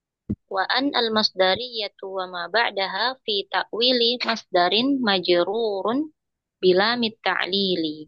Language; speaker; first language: Arabic; non-native, learner; Indonesian